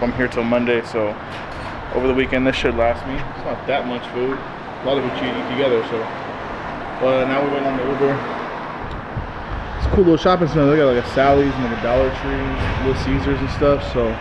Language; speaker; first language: English; native; English